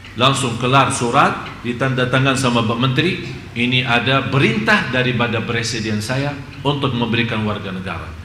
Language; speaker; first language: Indonesian; non-native, fluent; Arabic